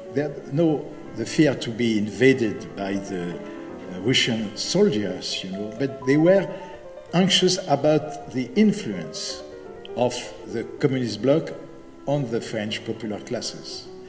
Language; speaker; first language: English; non-native, fluent; French